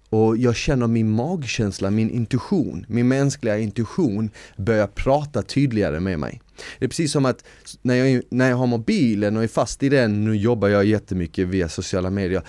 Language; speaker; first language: Swedish; early bilingual, other home language; Bosnian